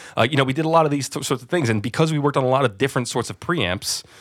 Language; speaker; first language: English; native; English